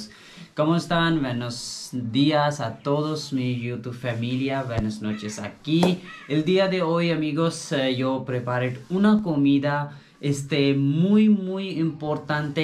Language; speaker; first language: Spanish; non-native, learner; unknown